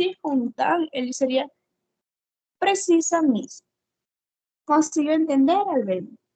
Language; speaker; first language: Portuguese; non-native, fluent; Spanish